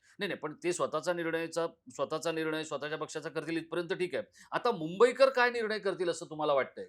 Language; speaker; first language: Marathi; native; Marathi